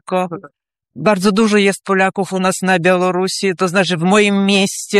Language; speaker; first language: Polish; early bilingual, heritage; Polish